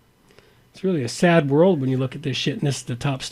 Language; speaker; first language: English; native; English